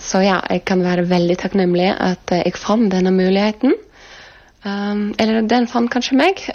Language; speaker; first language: Norwegian; non-native, fluent; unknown